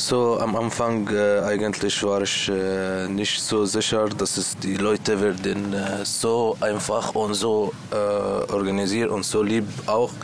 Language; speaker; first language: German; non-native, learner; Arabic